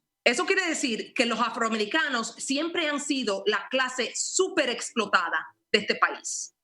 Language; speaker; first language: Spanish; early bilingual, heritage; Spanish